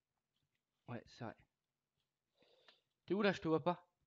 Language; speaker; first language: French; native; French